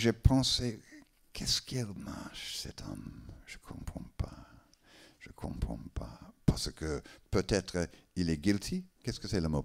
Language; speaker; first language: French; non-native, learner; English